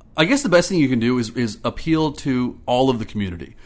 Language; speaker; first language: English; native; English